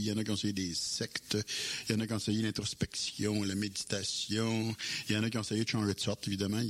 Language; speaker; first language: French; native; French